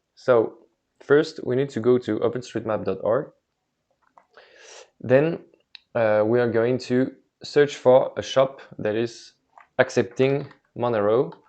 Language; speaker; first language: English; non-native, fluent; French